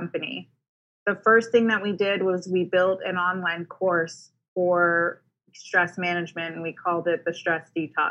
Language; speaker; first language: English; native; English